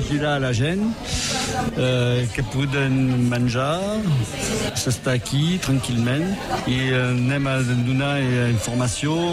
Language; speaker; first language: Catalan; non-native, local second language; French